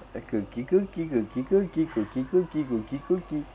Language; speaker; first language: Hindi; non-native, local second language; Marathi